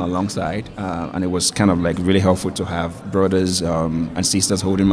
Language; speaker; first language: English; non-native, local second language; Yoruba